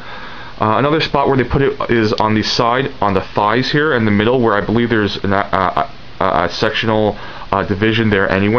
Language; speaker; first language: English; native; English